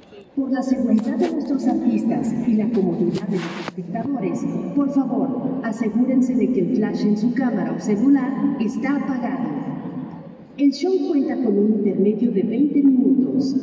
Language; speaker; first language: Spanish; native; Spanish